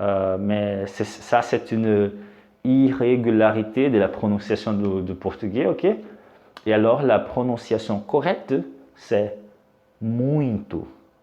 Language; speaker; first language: French; non-native, fluent; Portuguese